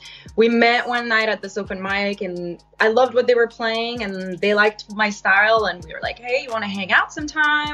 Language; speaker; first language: English; non-native, fluent; French